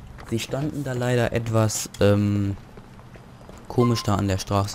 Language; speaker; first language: German; native; German